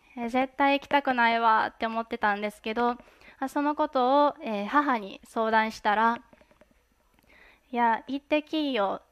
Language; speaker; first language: Japanese; native; Japanese